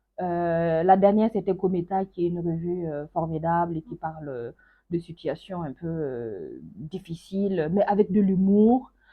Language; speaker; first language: French; non-native, local second language; Mossi